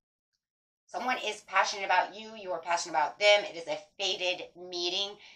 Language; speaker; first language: English; native; English